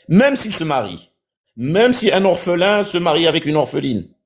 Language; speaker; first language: French; non-native, local second language; Arabic